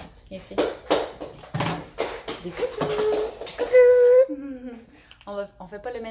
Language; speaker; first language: French; native; French